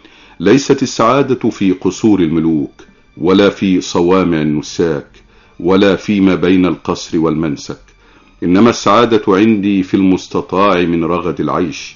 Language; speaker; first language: Arabic; native; Arabic